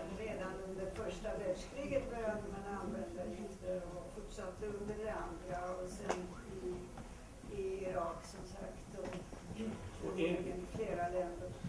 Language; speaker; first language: Swedish; non-native, fluent; Polish